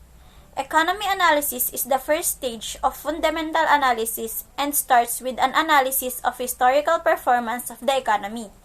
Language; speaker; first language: English; non-native, local second language; Filipino